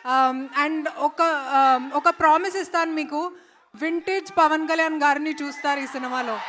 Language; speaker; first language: Telugu; non-native, local second language; Hindi